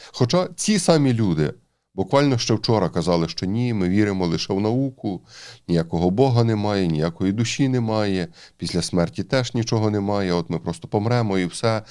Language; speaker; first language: Ukrainian; native; Ukrainian